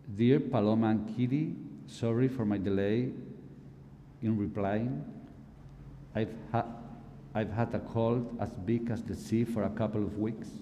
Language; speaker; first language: English; non-native, fluent; Spanish